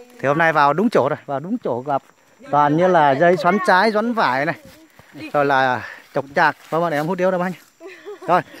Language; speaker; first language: Vietnamese; non-native, local second language; Muong